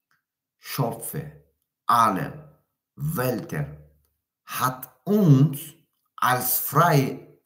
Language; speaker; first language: German; non-native, learner; Tajik